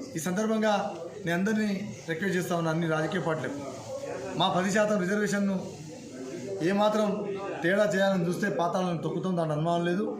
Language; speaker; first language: Telugu; non-native, local second language; Lambadi